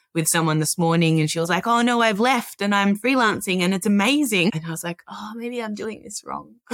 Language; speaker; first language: English; native; English